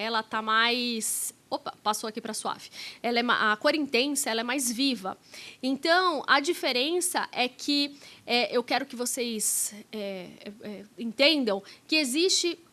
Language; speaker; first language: Portuguese; native; Portuguese